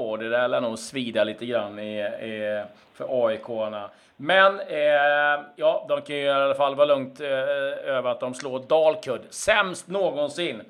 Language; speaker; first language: Swedish; native; Swedish